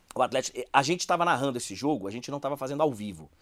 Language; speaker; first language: Portuguese; native; Portuguese